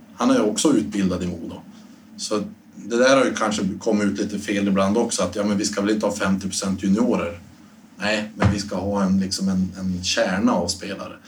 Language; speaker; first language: Swedish; native; Swedish